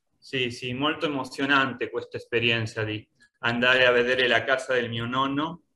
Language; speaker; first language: Italian; non-native, learner; Spanish